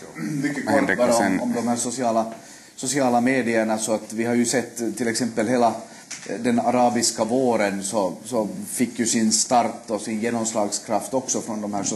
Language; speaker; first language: Swedish; native; Swedish